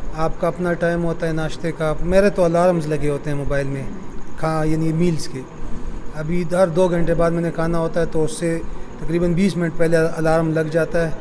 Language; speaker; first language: Urdu; non-native, local second language; Pashto